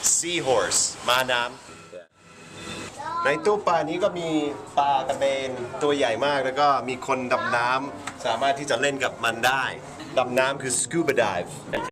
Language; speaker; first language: Thai; non-native, fluent; English